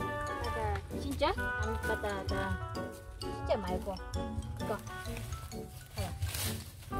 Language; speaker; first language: Korean; non-native, learner; Vietnamese